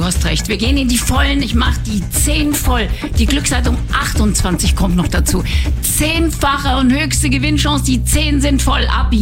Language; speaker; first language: German; native; German